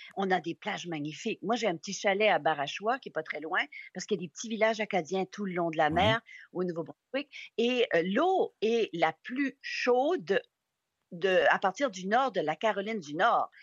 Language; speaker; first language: French; native; French